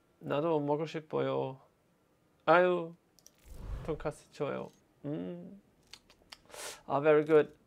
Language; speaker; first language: Korean; non-native, learner; German